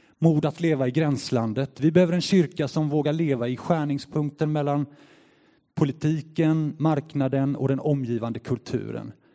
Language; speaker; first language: Swedish; native; Swedish